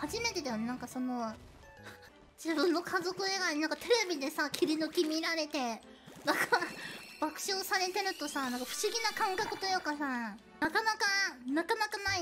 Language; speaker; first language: Japanese; native; Japanese